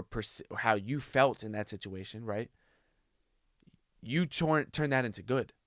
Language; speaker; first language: English; native; English